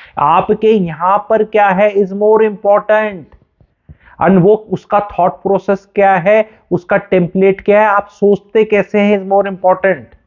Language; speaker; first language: Hindi; native; Hindi